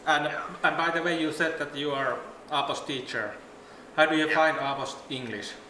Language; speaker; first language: English; non-native, fluent; Finnish